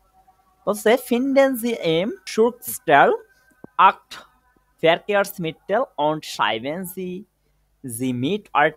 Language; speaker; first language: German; non-native, fluent; Bangla